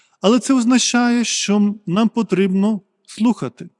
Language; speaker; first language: Ukrainian; non-native, fluent; Lithuanian